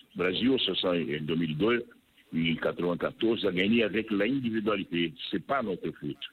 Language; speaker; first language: French; non-native, fluent; Portuguese